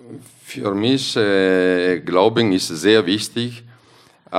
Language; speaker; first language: German; non-native, fluent; Italian